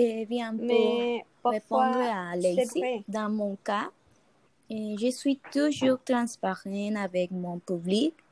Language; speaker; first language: French; non-native, fluent; Spanish